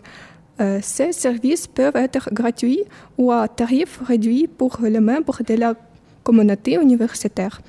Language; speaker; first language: French; non-native, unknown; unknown